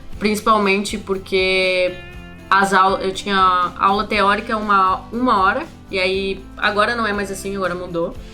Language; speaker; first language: Portuguese; native; Portuguese